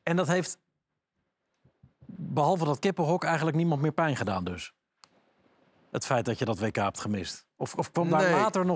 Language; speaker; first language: Dutch; native; Dutch